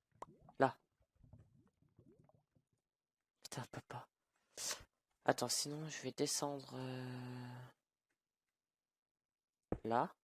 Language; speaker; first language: French; native; French